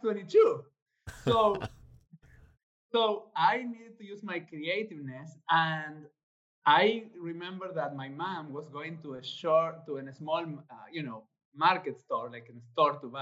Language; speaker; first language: English; non-native, fluent; Spanish